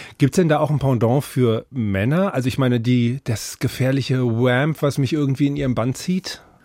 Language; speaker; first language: German; native; German